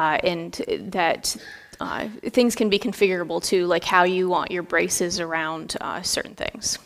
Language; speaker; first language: English; native; English